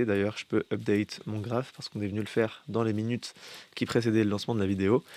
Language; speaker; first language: French; native; French